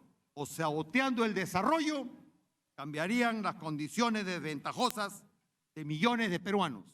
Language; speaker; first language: Spanish; native; Spanish